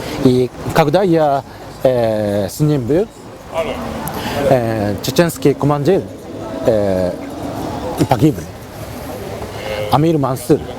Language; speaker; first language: Russian; non-native, learner; Japanese